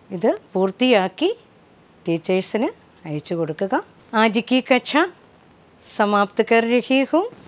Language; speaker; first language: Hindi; non-native, local second language; Malayalam